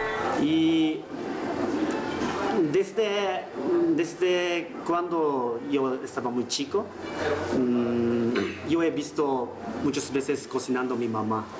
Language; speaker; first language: Spanish; non-native, learner; Japanese